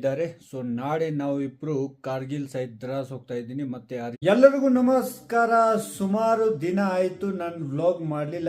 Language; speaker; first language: Kannada; non-native, fluent; Ladakhi